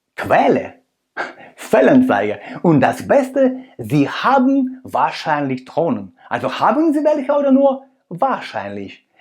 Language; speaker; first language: German; non-native, fluent; Russian